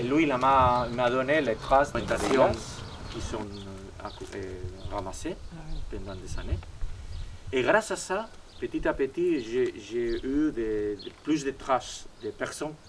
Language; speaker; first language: French; non-native, fluent; Spanish